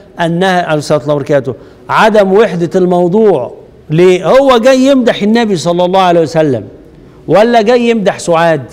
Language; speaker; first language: Arabic; native; Arabic